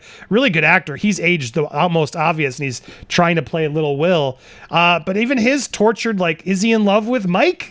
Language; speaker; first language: English; native; English